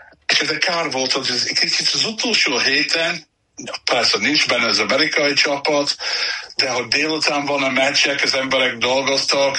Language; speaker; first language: Hungarian; non-native, learner; English